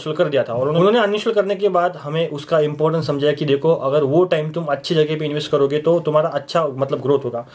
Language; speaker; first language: Hindi; non-native, local second language; Marathi